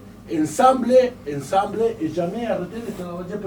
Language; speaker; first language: French; non-native, learner; Spanish